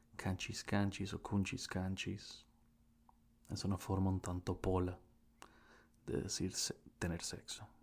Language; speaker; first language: Spanish; native; Spanish